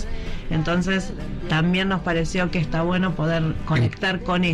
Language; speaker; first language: Spanish; native; Spanish